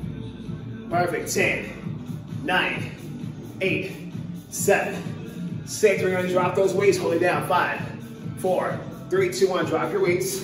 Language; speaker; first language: English; native; English